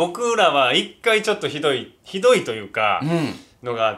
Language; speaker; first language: Japanese; native; Japanese